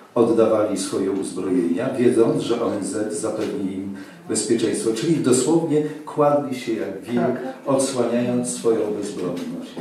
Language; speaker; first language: Polish; native; Polish